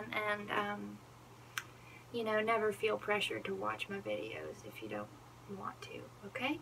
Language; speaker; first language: English; native; English